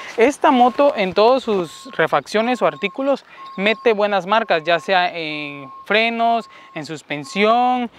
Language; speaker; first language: Spanish; native; Spanish